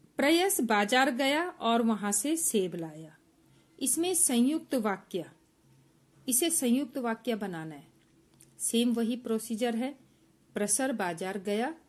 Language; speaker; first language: Hindi; native; Hindi